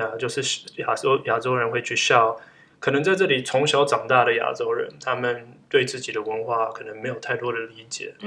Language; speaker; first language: Chinese; early bilingual, heritage; Chinese